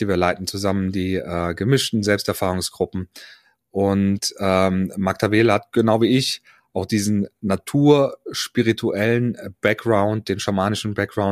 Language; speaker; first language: German; native; German